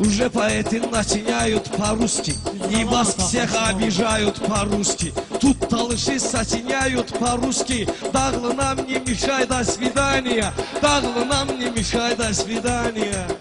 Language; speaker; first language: Russian; non-native, learner; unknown